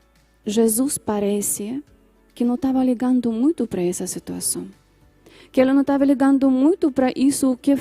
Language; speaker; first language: Portuguese; non-native, fluent; Polish